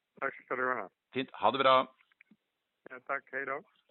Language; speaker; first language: Swedish; non-native, local second language; Finnish